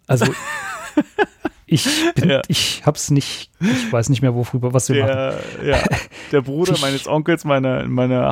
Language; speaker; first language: German; native; German